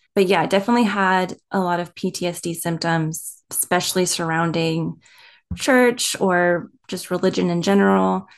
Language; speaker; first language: English; native; English